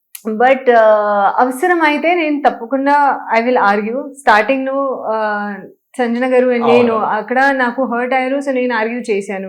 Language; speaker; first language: Telugu; non-native, learner; Hindi